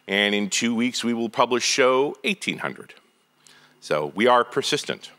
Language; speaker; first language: English; native; English